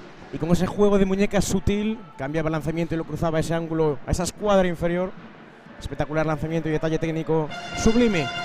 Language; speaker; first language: Spanish; native; Spanish